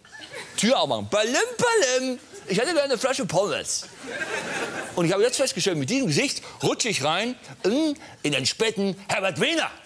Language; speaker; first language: German; native; German